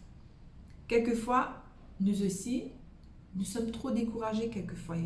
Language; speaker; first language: French; native; French